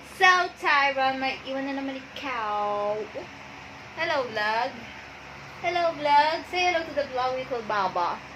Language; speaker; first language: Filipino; non-native, local second language; Pampanga